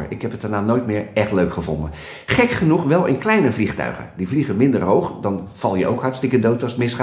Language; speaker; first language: Dutch; native; Dutch